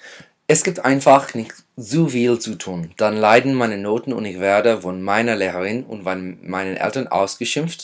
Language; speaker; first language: German; non-native, fluent; English